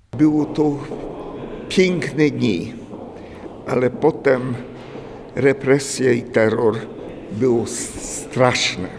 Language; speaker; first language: Polish; non-native, fluent; Hungarian